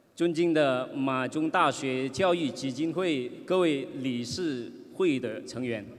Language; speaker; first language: Chinese; non-native, fluent; Indonesian